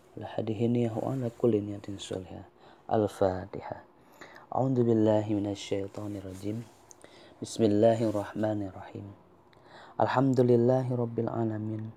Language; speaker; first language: Arabic; non-native, fluent; Indonesian